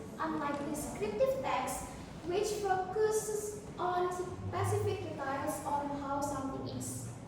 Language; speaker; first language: English; non-native, learner; Indonesian